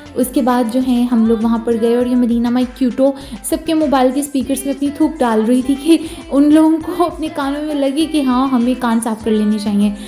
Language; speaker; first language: Urdu; native; Urdu